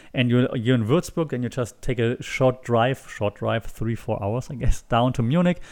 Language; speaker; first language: English; non-native, fluent; German